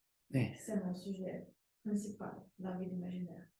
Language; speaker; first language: French; non-native, learner; Portuguese